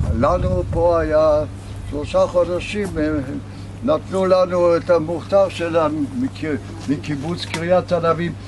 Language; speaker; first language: Hebrew; non-native, fluent; German